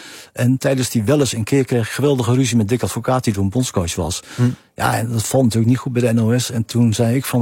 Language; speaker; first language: Dutch; native; Dutch